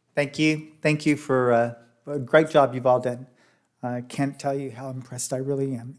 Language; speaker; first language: English; native; English